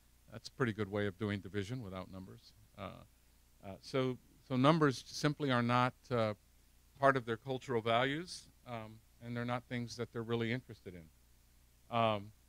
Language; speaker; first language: English; native; English